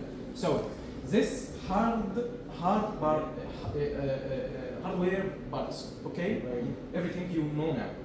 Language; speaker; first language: English; non-native, learner; Arabic